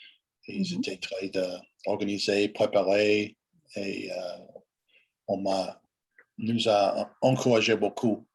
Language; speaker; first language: French; non-native, fluent; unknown